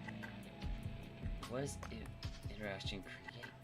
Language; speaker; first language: English; native; English